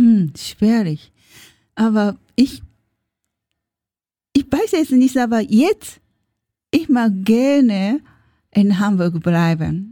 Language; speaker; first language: German; non-native, learner; Japanese